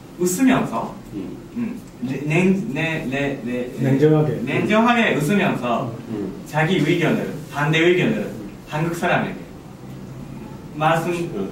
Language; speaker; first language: Korean; non-native, learner; Japanese